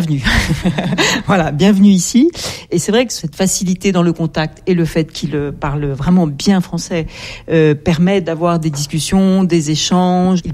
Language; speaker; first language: French; native; French